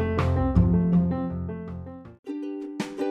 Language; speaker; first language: English; non-native, local second language; Cebuano